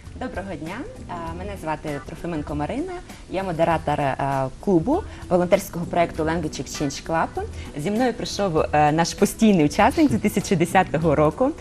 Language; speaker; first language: Ukrainian; non-native, local second language; Russian